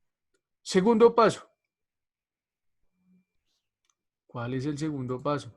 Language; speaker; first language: Spanish; native; Spanish